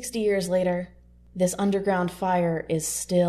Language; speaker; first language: English; native; English